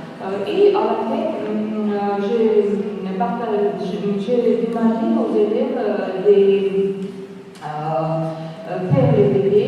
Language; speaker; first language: French; non-native, fluent; Georgian